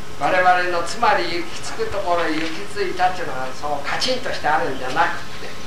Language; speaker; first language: Japanese; native; Japanese